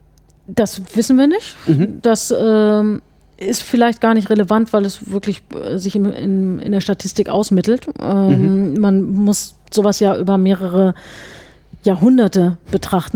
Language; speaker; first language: German; native; German